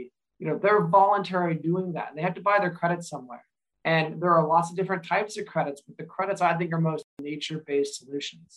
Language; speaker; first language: English; native; English